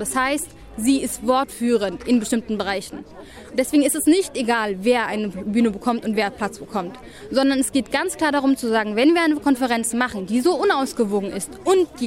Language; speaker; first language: German; native; German